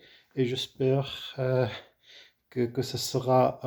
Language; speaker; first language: French; non-native, fluent; Arabic